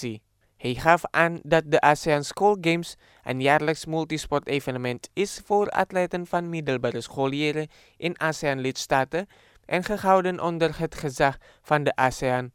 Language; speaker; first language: Dutch; non-native, fluent; Indonesian